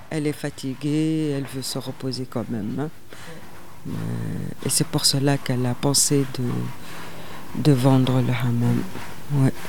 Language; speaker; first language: French; non-native, local second language; Arabic